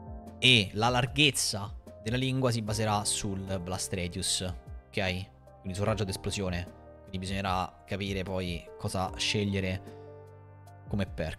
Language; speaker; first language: Italian; native; Italian